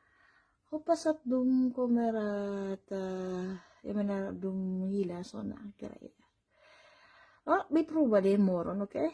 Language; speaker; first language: Swedish; non-native, learner; Filipino